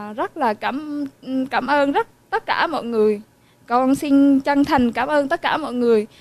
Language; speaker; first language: Vietnamese; native; Vietnamese